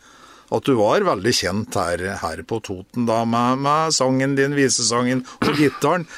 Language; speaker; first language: Norwegian; native; Norwegian